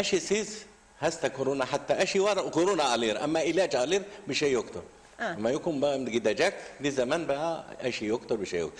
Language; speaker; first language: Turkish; non-native, learner; Arabic